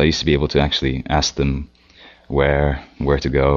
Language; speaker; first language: English; native; English